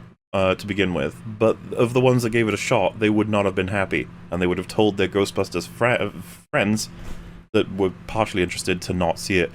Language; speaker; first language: English; native; English